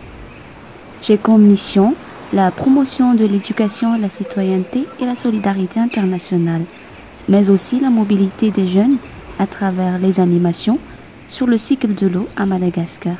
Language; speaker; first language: French; non-native, local second language; Malagasy